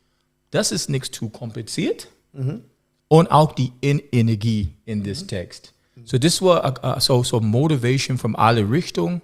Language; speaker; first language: German; non-native, learner; English